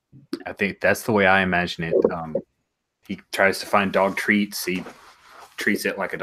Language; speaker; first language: English; native; English